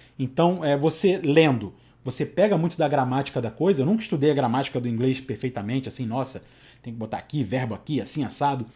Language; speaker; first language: Portuguese; native; Portuguese